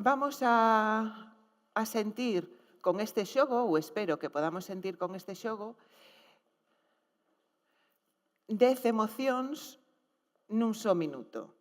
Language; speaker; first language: Galician; native; Galician